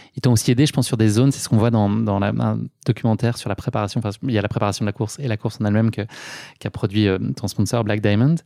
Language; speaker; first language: French; native; French